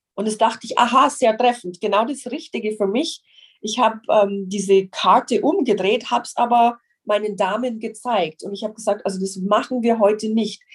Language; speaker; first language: German; non-native, fluent; English